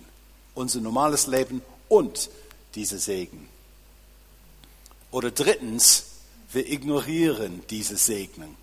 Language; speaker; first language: German; non-native, fluent; English